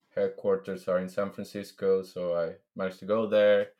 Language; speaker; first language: English; non-native, fluent; Spanish